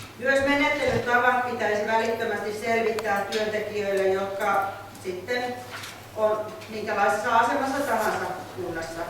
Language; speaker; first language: Finnish; native; Finnish